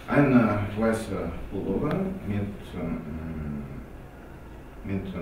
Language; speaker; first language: German; non-native, learner; Russian